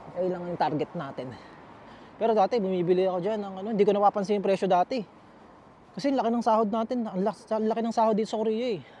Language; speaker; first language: Filipino; native; Filipino